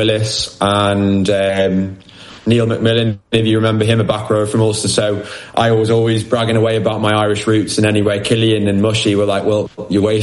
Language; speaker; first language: English; native; English